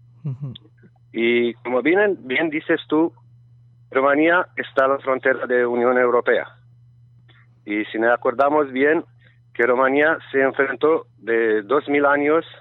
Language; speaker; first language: Spanish; non-native, learner; Romanian